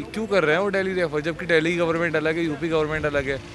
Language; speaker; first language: Hindi; native; Hindi